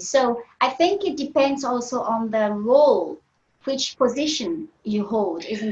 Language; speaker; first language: English; non-native, fluent; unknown